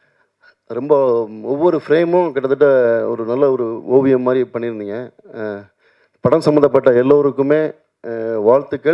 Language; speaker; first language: Tamil; native; Tamil